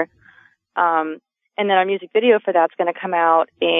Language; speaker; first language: English; native; English